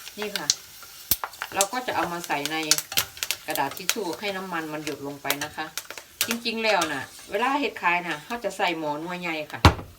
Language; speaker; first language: Thai; non-native, local second language; Northeastern Thai